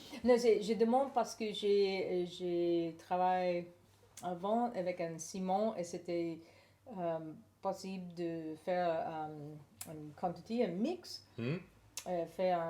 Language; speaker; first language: French; non-native, learner; English